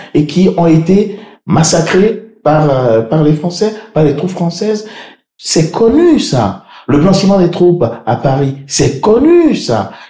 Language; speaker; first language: French; native; French